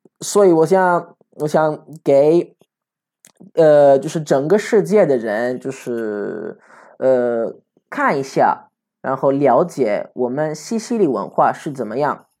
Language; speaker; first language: Chinese; non-native, fluent; Italian